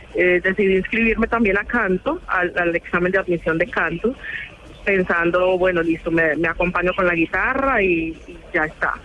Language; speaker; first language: Spanish; native; Spanish